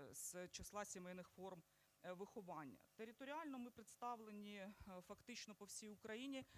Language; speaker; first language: Ukrainian; native; Ukrainian